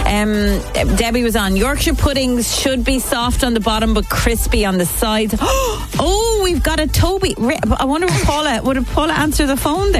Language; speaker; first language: English; native; English